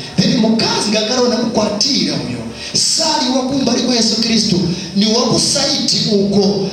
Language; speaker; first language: Nyanja; non-native, local second language; Tumbuka